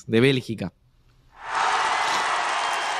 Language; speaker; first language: Spanish; native; Spanish